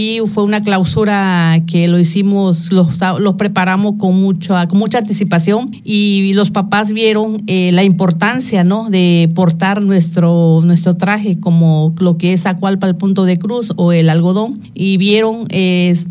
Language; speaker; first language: Spanish; non-native, local second language; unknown